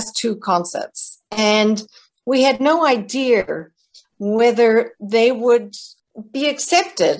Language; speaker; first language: English; native; English